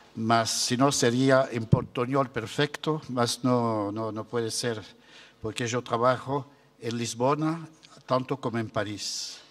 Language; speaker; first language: Spanish; non-native, learner; French